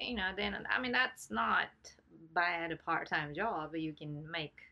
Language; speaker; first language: English; non-native, fluent; Japanese